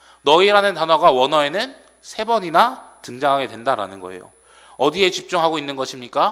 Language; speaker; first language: Korean; native; Korean